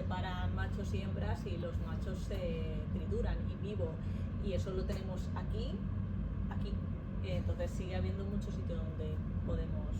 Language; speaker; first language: Spanish; native; Spanish